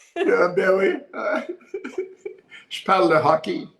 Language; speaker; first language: French; non-native, learner; English